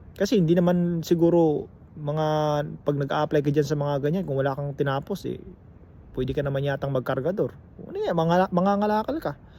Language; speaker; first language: Filipino; native; Filipino